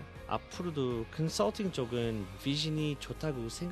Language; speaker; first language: Korean; early bilingual, heritage; Korean